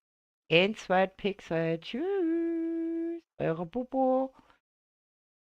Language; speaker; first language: German; native; German